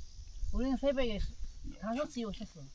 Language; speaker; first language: Korean; non-native, learner; Khmer